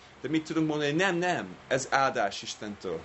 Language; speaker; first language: Hungarian; non-native, fluent; English